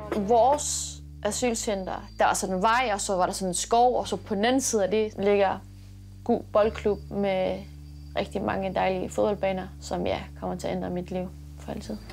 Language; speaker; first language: Danish; early bilingual, other home language; Persian